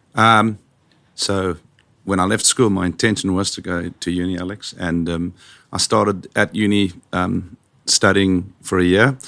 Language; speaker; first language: English; native; English